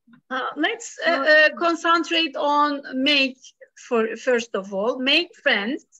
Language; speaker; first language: English; non-native, fluent; Turkish